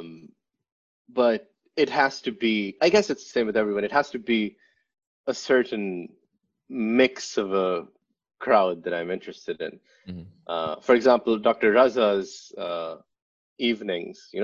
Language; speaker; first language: English; non-native, local second language; Urdu